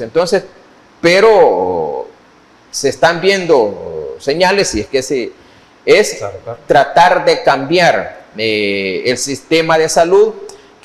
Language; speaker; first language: Spanish; native; Spanish